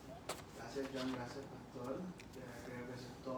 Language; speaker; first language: Spanish; early bilingual, heritage; Spanish